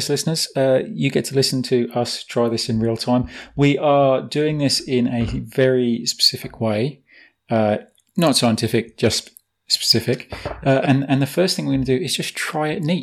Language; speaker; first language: English; native; English